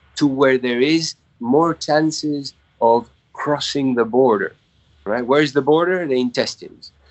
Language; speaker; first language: English; non-native, fluent; Spanish